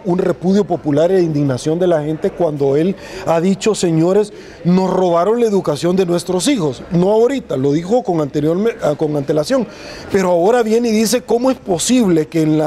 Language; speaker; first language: Spanish; native; Spanish